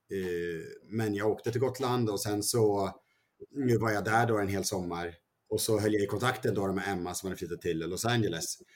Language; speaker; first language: Swedish; early bilingual, other home language; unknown